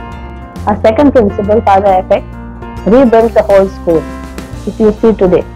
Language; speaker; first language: English; native; English